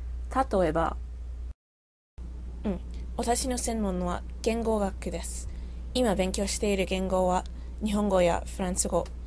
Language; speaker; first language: Japanese; non-native, learner; English